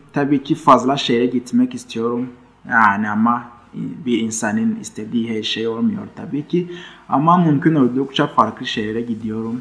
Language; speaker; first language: Turkish; non-native, fluent; Kinyarwanda